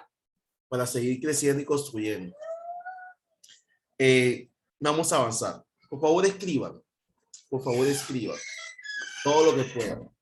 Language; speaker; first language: Spanish; native; Spanish